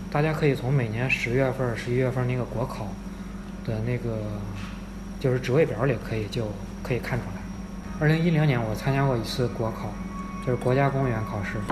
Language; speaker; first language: Chinese; native; Chinese